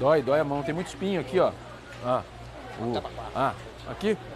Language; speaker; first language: Portuguese; native; Portuguese